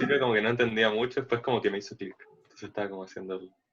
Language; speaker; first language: Spanish; native; Spanish